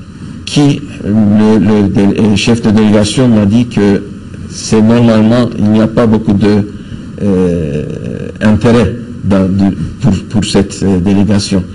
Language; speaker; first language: French; non-native, fluent; Turkish